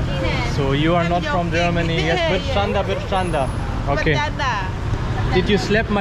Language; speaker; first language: English; non-native, fluent; German